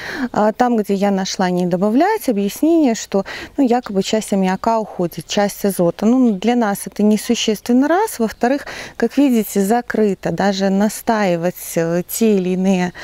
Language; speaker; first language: Russian; native; Russian